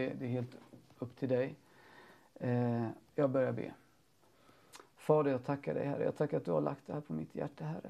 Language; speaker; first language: Swedish; native; Swedish